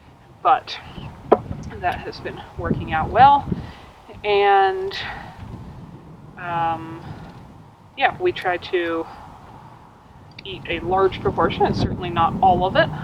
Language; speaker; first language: English; native; English